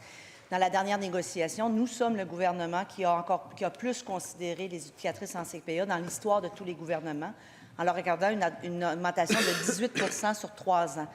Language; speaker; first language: French; native; French